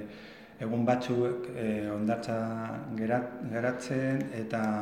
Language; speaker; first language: Basque; non-native, learner; Spanish